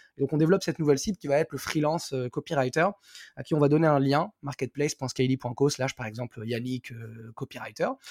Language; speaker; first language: French; non-native, local second language; Arabic